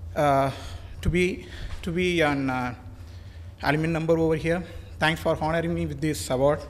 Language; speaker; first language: English; non-native, local second language; Tamil